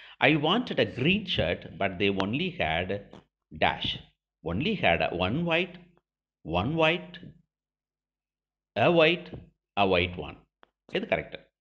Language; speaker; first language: English; non-native, local second language; Tamil